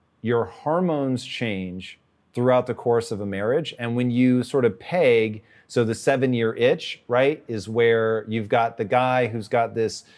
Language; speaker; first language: English; native; English